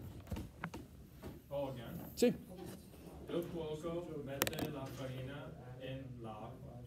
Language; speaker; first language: Italian; non-native, learner; English